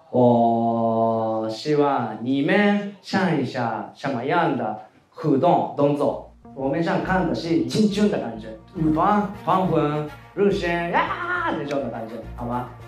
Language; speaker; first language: Chinese; non-native, fluent; Japanese